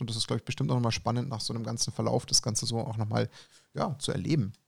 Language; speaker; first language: German; native; German